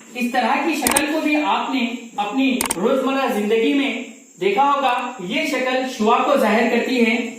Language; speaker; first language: Urdu; native; Urdu